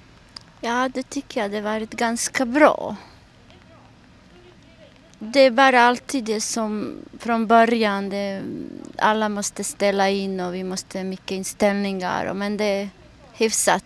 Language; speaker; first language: Swedish; non-native, learner; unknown